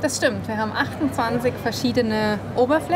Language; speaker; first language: German; native; German